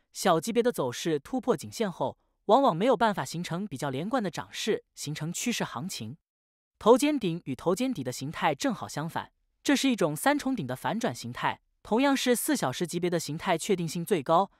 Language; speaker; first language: Chinese; native; Chinese